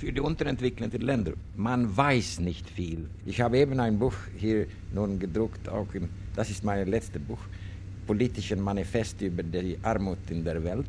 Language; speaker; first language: German; non-native, learner; Swedish